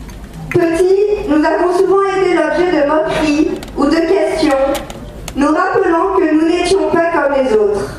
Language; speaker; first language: French; native; French